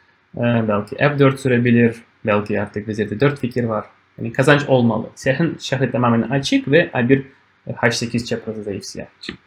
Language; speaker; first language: Turkish; non-native, fluent; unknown